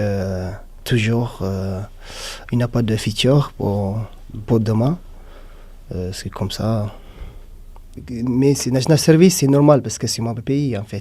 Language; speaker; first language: French; non-native, learner; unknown